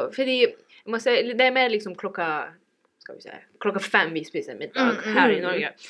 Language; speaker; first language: Norwegian; non-native, fluent; English